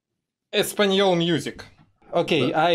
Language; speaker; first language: English; non-native, learner; Russian